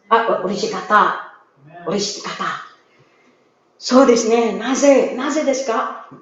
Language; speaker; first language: Japanese; non-native, learner; Filipino